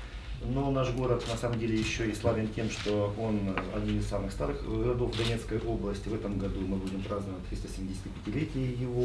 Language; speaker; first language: Russian; native; Russian